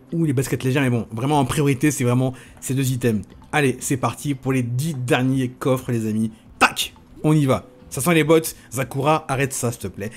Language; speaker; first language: French; native; French